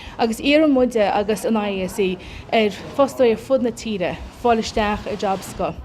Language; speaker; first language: Irish; native; Irish